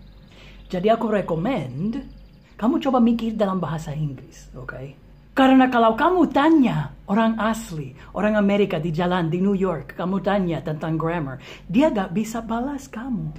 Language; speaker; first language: Indonesian; non-native, fluent; English